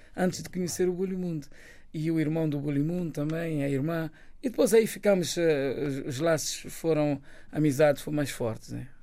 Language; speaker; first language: Portuguese; non-native, local second language; Kabuverdianu